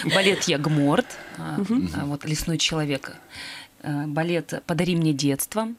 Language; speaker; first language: Russian; native; Russian